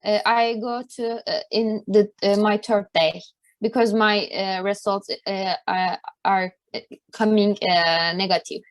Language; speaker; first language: English; non-native, learner; Turkish